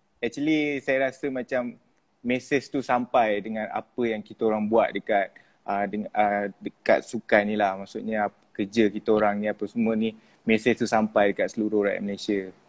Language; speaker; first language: Malay; native; Malay